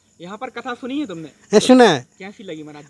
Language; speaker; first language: Hindi; native; Hindi